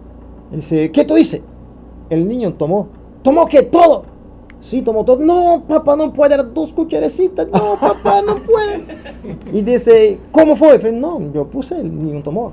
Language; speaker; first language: Spanish; non-native, fluent; Portuguese